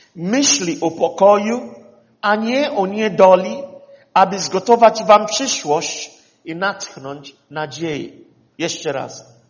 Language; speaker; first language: Polish; non-native, fluent; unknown